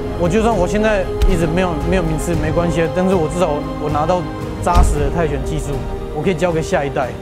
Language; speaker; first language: Chinese; native; Chinese